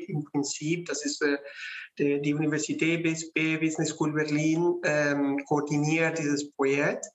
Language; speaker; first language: German; non-native, fluent; Spanish